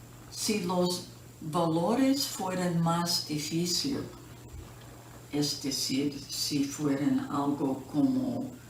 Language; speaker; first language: Spanish; non-native, fluent; English